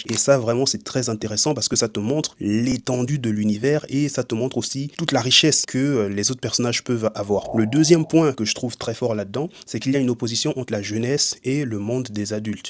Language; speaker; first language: French; native; French